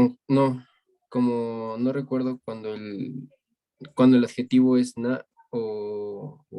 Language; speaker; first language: Spanish; non-native, fluent; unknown